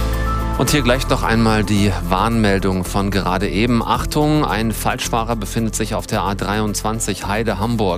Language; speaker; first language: German; native; German